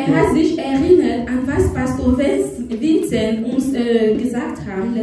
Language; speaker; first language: German; non-native, fluent; French